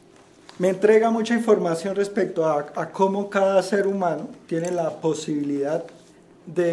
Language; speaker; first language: Spanish; native; Spanish